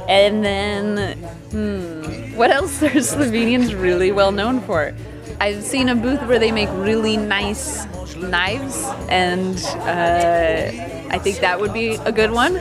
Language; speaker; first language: English; native; English